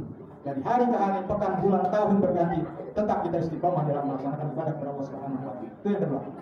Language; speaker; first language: Indonesian; native; Indonesian